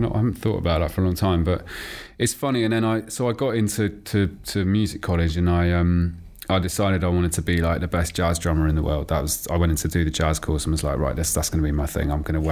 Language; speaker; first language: English; native; English